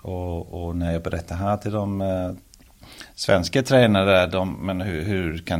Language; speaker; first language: Swedish; early bilingual, heritage; Swedish